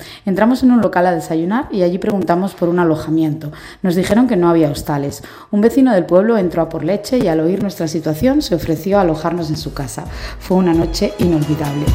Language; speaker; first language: Spanish; native; Spanish